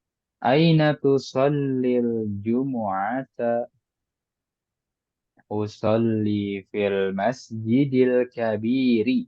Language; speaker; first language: Arabic; non-native, fluent; Indonesian